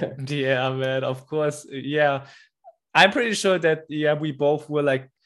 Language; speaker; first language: English; non-native, fluent; German